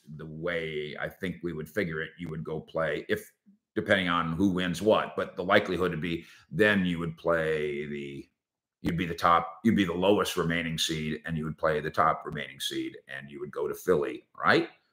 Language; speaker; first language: English; native; English